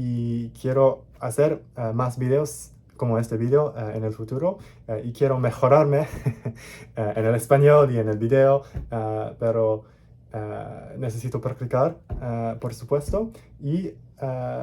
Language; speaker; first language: Spanish; non-native, learner; English